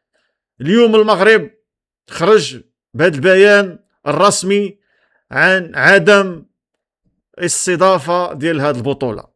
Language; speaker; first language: Arabic; native; Arabic